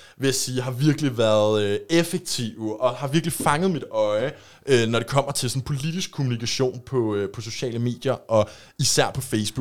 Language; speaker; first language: Danish; native; Danish